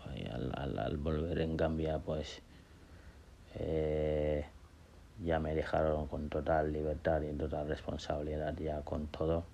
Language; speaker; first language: Spanish; non-native, fluent; Wolof